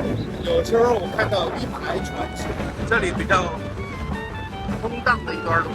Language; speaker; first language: Chinese; native; Chinese